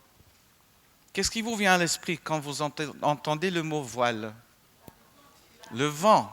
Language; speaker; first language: French; non-native, fluent; English